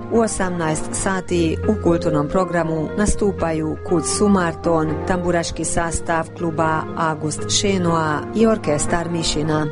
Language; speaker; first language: Croatian; early bilingual, heritage; Croatian